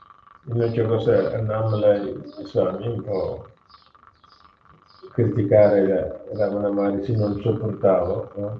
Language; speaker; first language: Italian; non-native, learner; Hindi